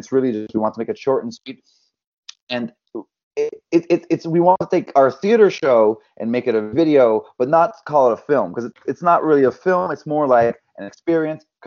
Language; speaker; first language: English; non-native, fluent; French